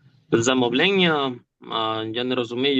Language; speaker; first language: Ukrainian; non-native, learner; Spanish